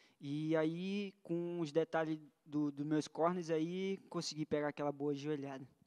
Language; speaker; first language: Portuguese; native; Portuguese